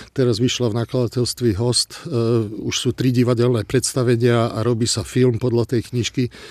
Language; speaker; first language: Slovak; non-native, local second language; Hungarian